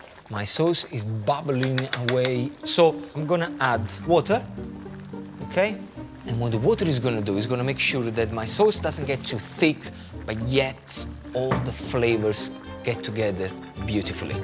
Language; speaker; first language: English; non-native, fluent; Italian